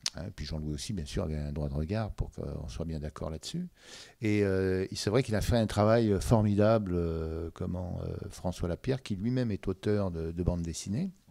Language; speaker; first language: French; native; French